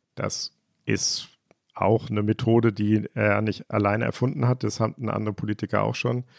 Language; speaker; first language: German; native; German